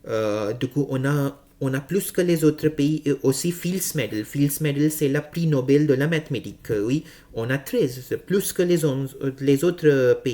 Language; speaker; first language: French; non-native, learner; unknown